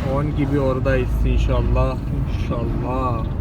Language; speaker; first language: Turkish; non-native, fluent; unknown